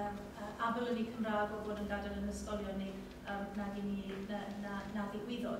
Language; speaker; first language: Welsh; native; Welsh